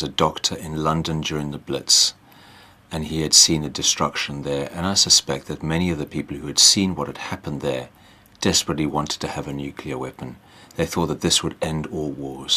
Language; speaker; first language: English; native; English